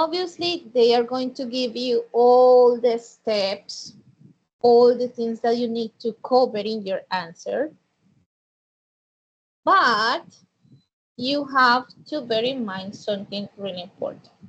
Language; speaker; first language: English; non-native, fluent; Spanish